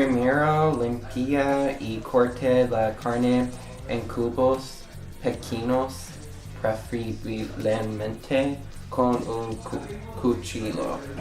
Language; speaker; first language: Spanish; non-native, learner; English